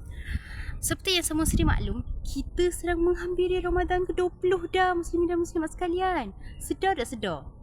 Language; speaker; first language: Malay; native; Malay